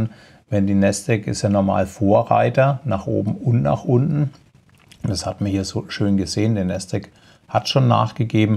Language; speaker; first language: German; native; German